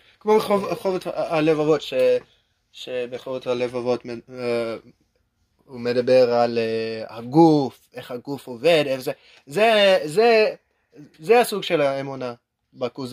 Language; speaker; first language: Hebrew; non-native, learner; English